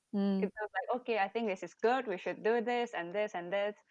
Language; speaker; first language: English; non-native, fluent; Indonesian